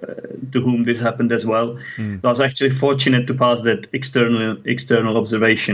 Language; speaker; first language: English; non-native, fluent; Czech